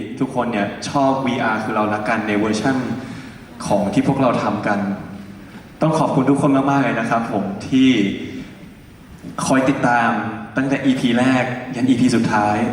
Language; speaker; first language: Thai; native; Thai